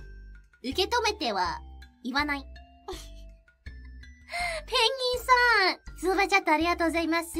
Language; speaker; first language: Japanese; non-native, fluent; English